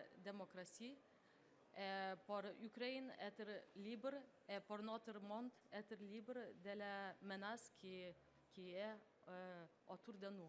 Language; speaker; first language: French; non-native, learner; Lithuanian